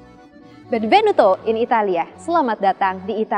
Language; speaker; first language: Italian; non-native, learner; Indonesian